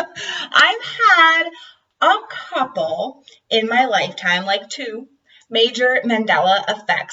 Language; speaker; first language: English; native; English